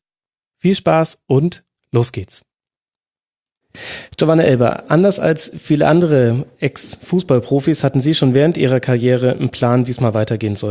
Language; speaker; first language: German; native; German